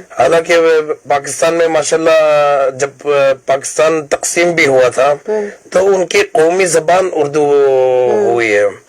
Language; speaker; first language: Urdu; non-native, fluent; Arabic